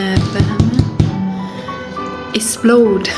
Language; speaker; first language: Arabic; non-native, learner; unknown